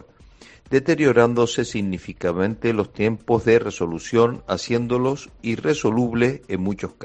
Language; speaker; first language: Spanish; native; Spanish